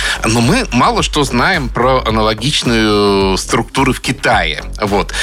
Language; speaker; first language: Russian; native; Russian